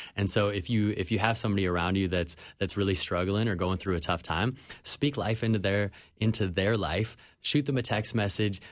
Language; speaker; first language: English; native; English